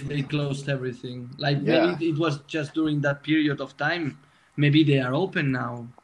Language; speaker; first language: English; non-native, fluent; Spanish